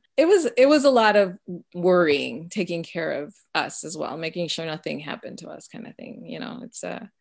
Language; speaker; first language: English; early bilingual, other home language; Spanish